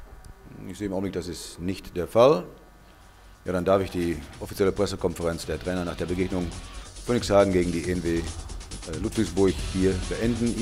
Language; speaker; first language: German; native; German